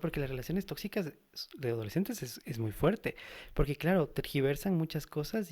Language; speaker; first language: Spanish; native; Spanish